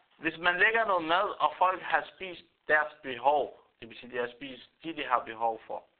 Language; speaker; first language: Danish; non-native, fluent; Arabic